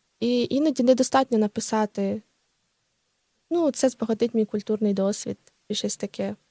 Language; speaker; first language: Ukrainian; native; Ukrainian